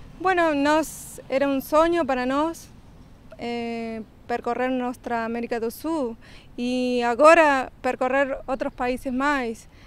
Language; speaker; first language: Portuguese; non-native, learner; Spanish